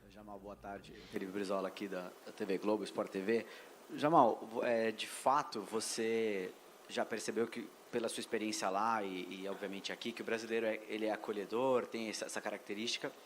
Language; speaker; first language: Portuguese; native; Portuguese